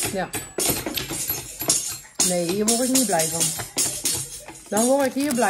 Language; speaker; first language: Dutch; native; Dutch